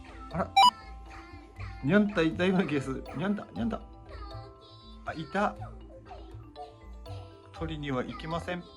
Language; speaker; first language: Japanese; native; Japanese